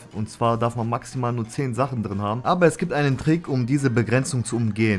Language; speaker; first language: German; native; German